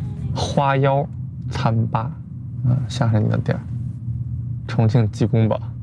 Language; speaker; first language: Chinese; native; Chinese